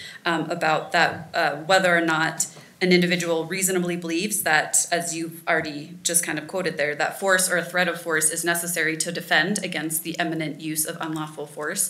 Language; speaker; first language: English; native; English